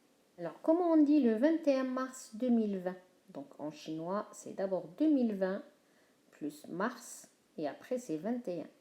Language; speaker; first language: French; non-native, fluent; Chinese